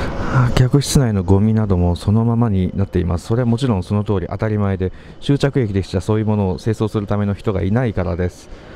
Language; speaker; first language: Japanese; native; Japanese